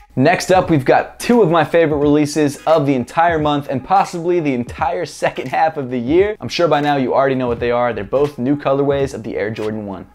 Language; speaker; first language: English; native; English